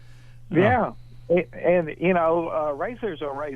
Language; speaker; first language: English; native; English